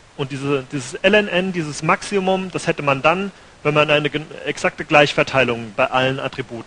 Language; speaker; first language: German; native; German